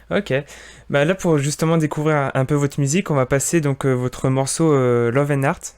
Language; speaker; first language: French; native; French